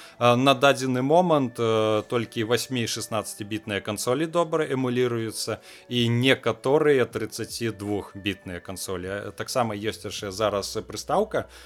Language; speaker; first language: Belarusian; non-native, local second language; Russian